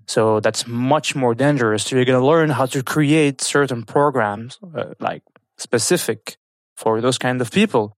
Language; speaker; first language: English; non-native, fluent; French